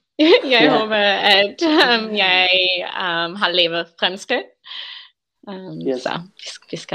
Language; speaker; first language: Danish; non-native, learner; English